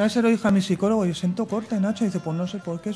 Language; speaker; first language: Spanish; native; Spanish